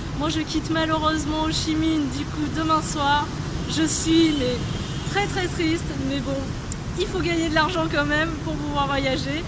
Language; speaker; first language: French; native; French